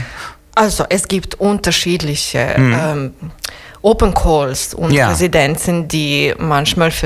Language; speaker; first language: German; non-native, fluent; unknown